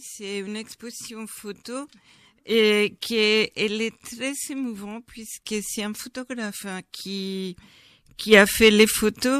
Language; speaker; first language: French; non-native, fluent; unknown